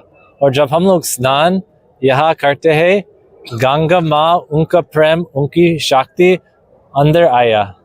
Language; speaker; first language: Hindi; non-native, learner; English